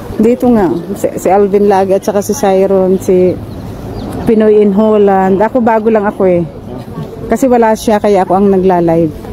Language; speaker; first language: Filipino; native; Filipino